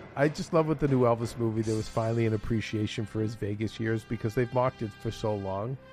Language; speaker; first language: English; native; English